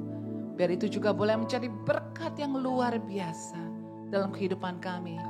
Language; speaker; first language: Indonesian; native; Indonesian